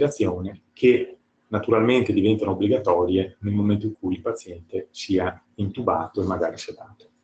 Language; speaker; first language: Italian; native; Italian